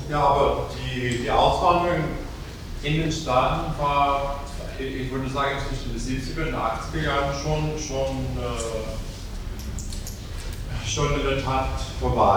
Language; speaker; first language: German; non-native, fluent; English